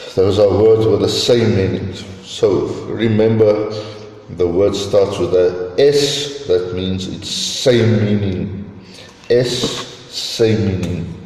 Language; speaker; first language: English; non-native, local second language; Afrikaans